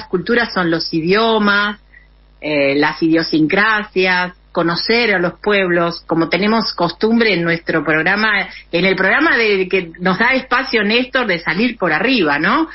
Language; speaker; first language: Spanish; native; Spanish